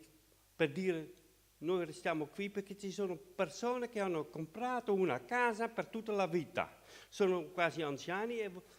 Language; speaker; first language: Italian; non-native, fluent; Dutch